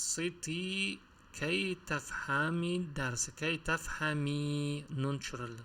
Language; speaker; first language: Arabic; non-native, fluent; Uzbek